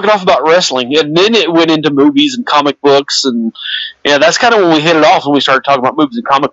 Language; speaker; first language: English; native; English